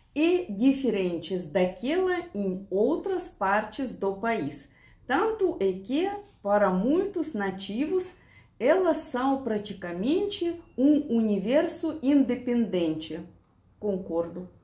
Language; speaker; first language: Portuguese; non-native, learner; Russian